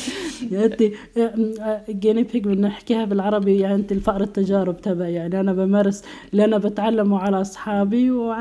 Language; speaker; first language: Arabic; native; Arabic